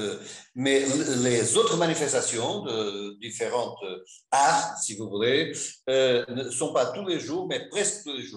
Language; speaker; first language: French; non-native, fluent; Portuguese